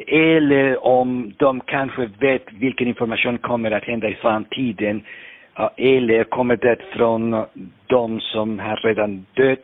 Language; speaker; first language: Swedish; non-native, fluent; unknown